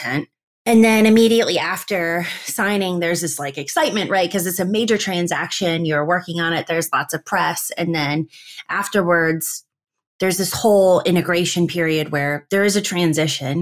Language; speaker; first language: English; native; English